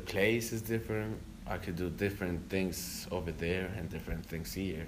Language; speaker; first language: English; non-native, fluent; Spanish